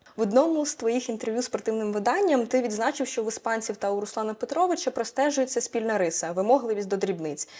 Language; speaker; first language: Ukrainian; native; Ukrainian